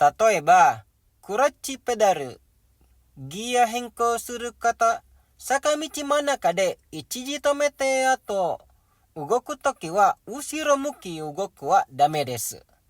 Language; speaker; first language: Japanese; non-native, learner; Indonesian